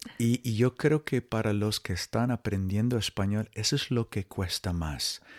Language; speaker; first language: Spanish; non-native, fluent; English